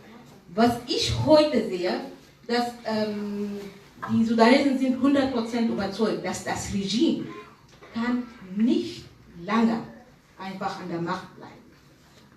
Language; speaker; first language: German; non-native, fluent; Arabic